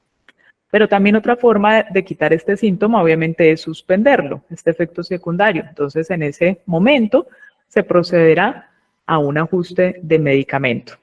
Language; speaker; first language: Spanish; native; Spanish